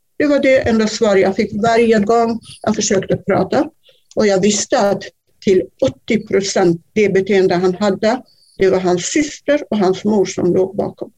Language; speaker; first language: Swedish; non-native, fluent; Kurdish